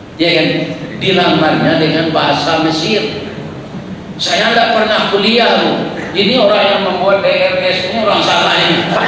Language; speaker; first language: Malay; non-native, local second language; Minangkabau